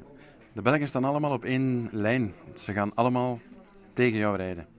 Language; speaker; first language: Dutch; native; Dutch